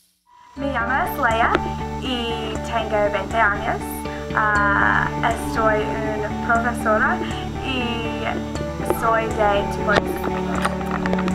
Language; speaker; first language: Spanish; non-native, learner; English